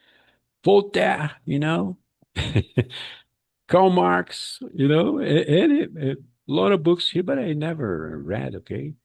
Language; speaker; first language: English; non-native, fluent; Portuguese